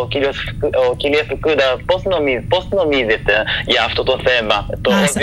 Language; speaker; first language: Greek; non-native, fluent; Japanese